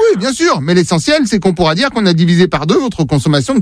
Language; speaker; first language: French; native; French